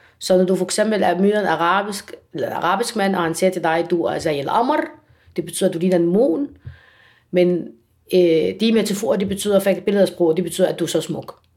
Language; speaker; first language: Danish; non-native, fluent; Arabic